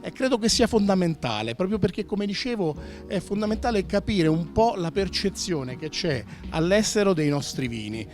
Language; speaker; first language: Italian; native; Italian